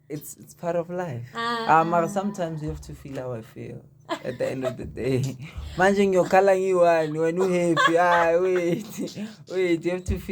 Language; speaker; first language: English; non-native, local second language; Zulu